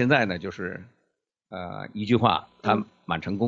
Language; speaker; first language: Chinese; native; Chinese